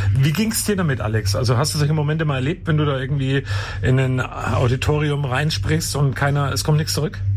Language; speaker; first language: German; native; German